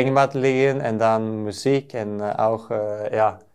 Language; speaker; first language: German; non-native, learner; Norwegian